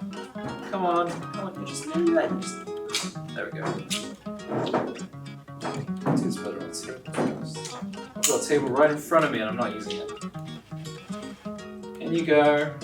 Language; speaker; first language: English; native; English